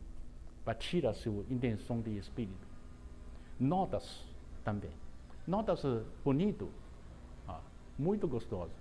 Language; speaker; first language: Portuguese; non-native, fluent; Chinese